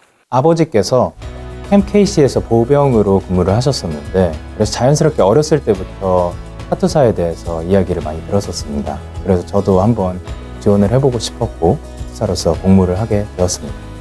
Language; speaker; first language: Korean; native; Korean